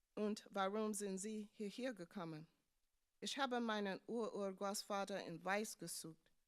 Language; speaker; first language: German; non-native, learner; English